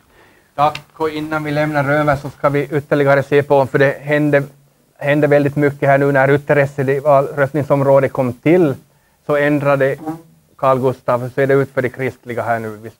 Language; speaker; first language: Swedish; native; Swedish